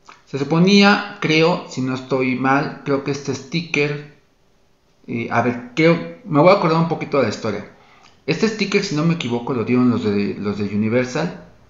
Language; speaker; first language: Spanish; native; Spanish